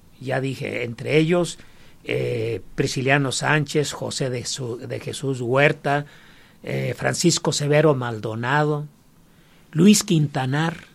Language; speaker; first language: Spanish; native; Spanish